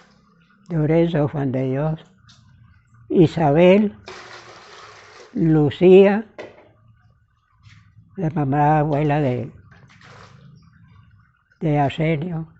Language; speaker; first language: Spanish; native; Spanish